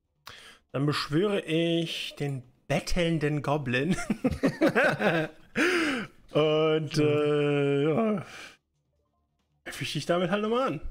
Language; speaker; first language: German; native; German